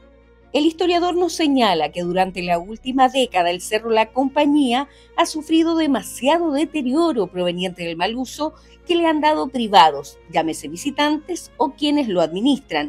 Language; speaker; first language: Spanish; native; Spanish